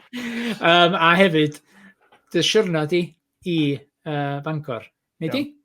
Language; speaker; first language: Welsh; native; Welsh